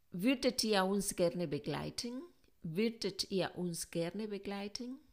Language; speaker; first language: German; non-native, fluent; Spanish